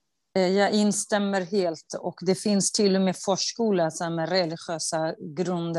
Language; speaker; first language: Swedish; non-native, fluent; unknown